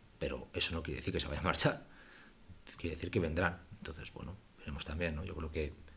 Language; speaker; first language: Spanish; native; Spanish